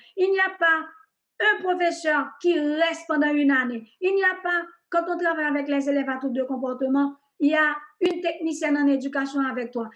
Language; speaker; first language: French; non-native, local second language; Haitian Creole